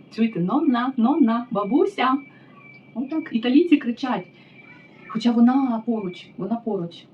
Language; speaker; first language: Ukrainian; native; Ukrainian